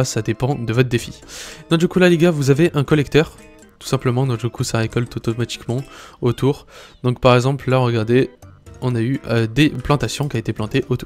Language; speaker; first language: French; native; French